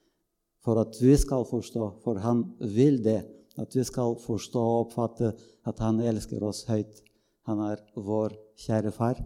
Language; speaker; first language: Norwegian; non-native, fluent; Bulgarian